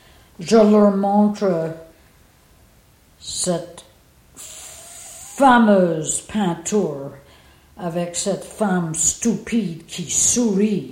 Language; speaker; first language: French; non-native, fluent; English